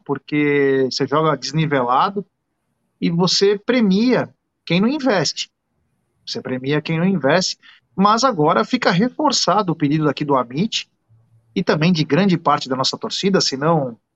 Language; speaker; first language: Portuguese; native; Portuguese